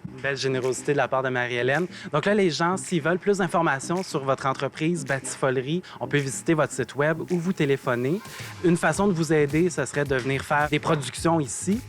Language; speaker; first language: French; native; French